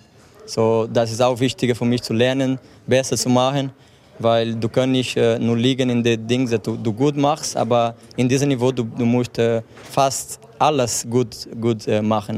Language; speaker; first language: German; non-native, fluent; Portuguese